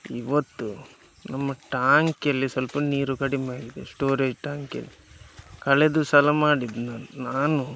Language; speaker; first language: Kannada; non-native, local second language; Tulu